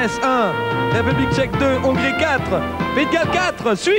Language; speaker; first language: French; native; French